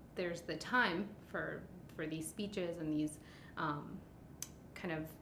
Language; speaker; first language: English; early bilingual, other home language; Spanish